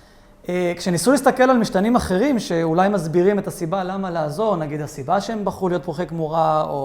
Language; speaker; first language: Hebrew; native; Hebrew